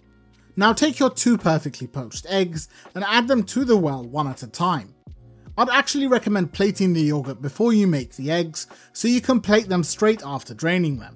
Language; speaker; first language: English; native; English